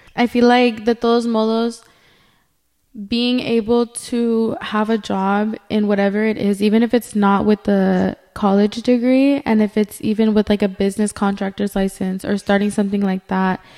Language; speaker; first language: English; early bilingual, other home language; Spanish